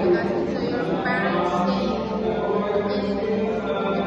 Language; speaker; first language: English; non-native, learner; Indonesian